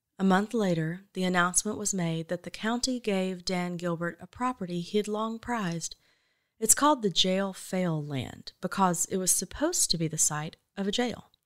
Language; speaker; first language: English; native; English